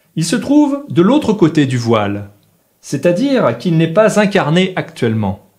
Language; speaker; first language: French; native; French